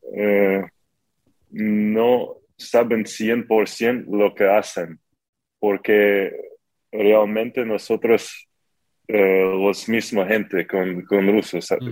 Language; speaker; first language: Spanish; non-native, fluent; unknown